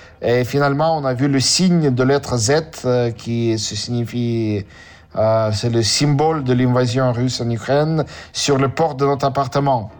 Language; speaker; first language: French; non-native, learner; Russian